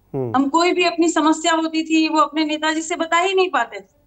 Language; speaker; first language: Hindi; non-native, local second language; Gujarati